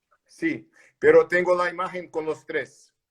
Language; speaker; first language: Spanish; non-native, learner; Portuguese